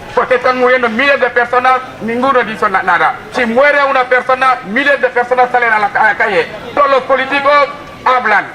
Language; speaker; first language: Spanish; non-native, fluent; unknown